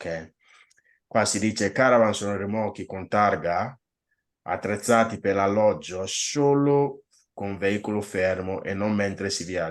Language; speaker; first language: Italian; non-native, fluent; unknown